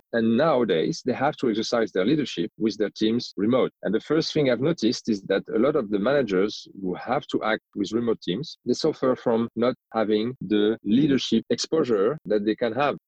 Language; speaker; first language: English; non-native, fluent; French